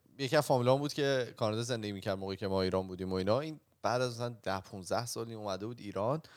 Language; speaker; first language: Persian; native; Persian